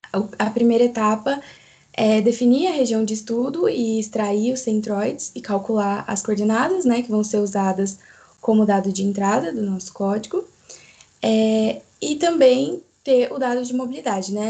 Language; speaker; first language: Portuguese; native; Portuguese